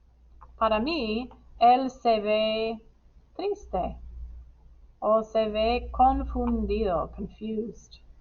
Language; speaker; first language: Spanish; non-native, fluent; English